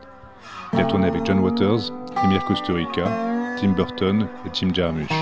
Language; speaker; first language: French; native; French